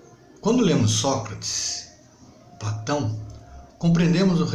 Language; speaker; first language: Portuguese; native; Portuguese